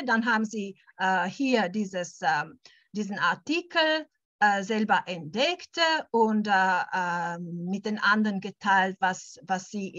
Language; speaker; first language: German; early bilingual, heritage; German